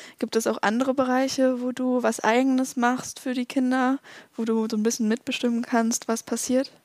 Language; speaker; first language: German; native; German